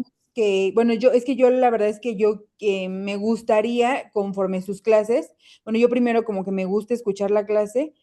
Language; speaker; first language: Spanish; native; Spanish